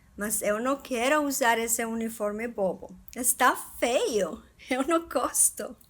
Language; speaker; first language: Portuguese; non-native, fluent; Spanish